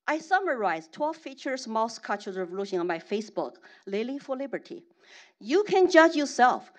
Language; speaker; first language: English; non-native, fluent; Chinese